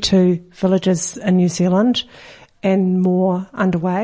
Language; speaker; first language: English; native; English